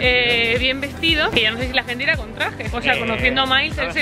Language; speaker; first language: Spanish; native; Spanish